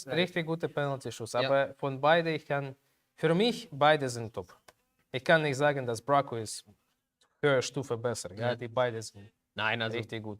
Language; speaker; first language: German; non-native, learner; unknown